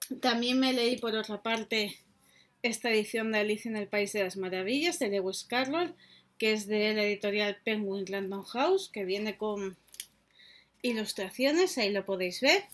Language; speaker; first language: Spanish; native; Spanish